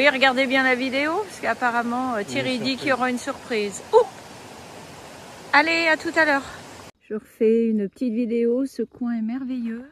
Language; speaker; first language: French; native; French